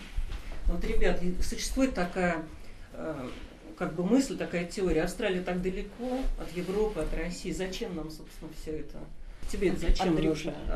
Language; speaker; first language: Russian; native; Russian